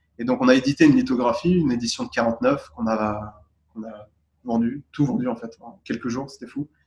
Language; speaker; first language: French; native; French